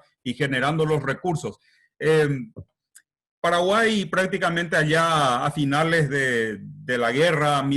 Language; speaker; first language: Spanish; native; Spanish